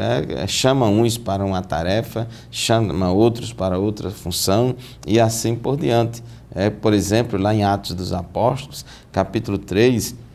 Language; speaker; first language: Portuguese; native; Portuguese